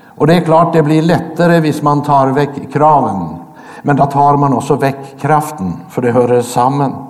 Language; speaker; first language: Swedish; native; Swedish